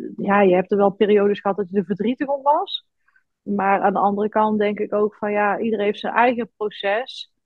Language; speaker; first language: Dutch; native; Dutch